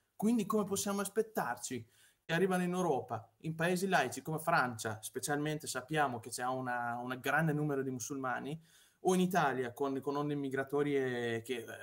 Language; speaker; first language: Italian; non-native, fluent; Persian